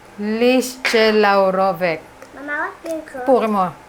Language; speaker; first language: Polish; non-native, learner; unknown